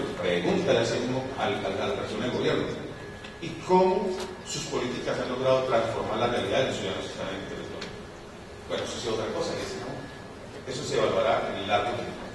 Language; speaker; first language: Spanish; native; Spanish